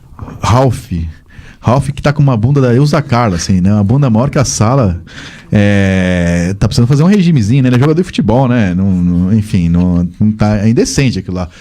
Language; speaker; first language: Portuguese; native; Portuguese